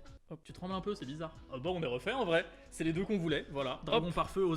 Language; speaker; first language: French; native; French